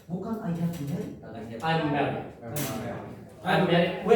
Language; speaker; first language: English; non-native, fluent; Indonesian